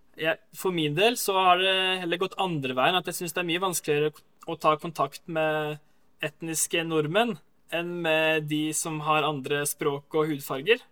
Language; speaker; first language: Norwegian; native; Norwegian